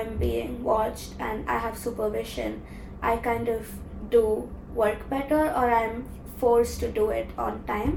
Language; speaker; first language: English; non-native, local second language; Tamil